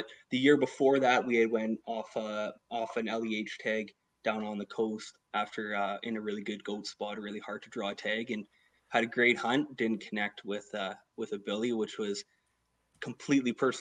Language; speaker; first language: English; native; English